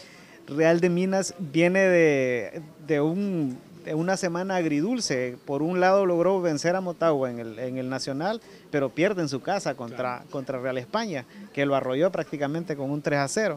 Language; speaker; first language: Spanish; native; Spanish